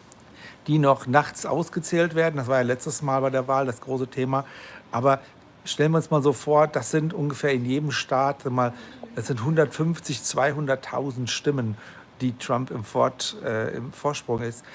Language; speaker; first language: German; native; German